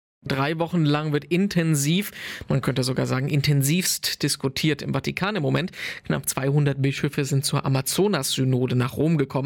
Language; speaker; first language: German; native; German